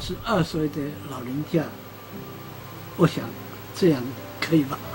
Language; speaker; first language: Chinese; non-native, local second language; Amis